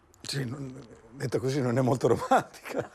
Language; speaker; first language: Italian; non-native, fluent; Arabic